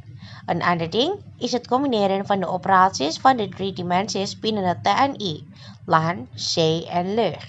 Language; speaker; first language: Dutch; non-native, fluent; Indonesian